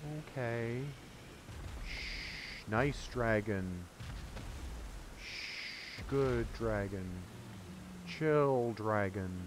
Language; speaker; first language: English; native; English